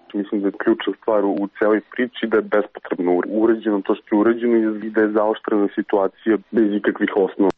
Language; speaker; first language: Serbian; native; Serbian